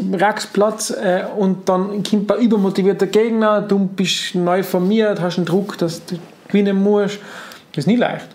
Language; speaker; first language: German; native; German